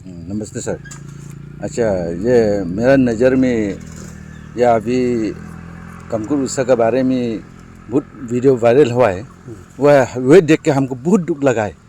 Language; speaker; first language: Hindi; non-native, local second language; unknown